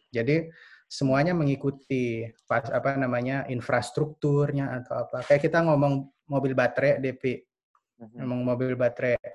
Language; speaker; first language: Indonesian; native; Indonesian